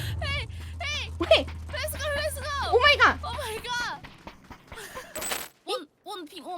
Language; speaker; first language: English; non-native, learner; Korean